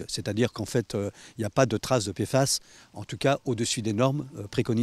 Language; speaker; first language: French; native; French